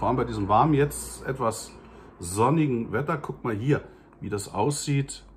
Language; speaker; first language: German; native; German